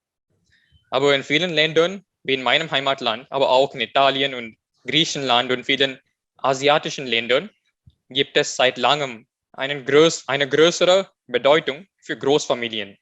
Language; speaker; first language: German; non-native, learner; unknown